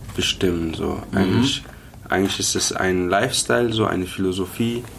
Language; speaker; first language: German; early bilingual, other home language; Arabic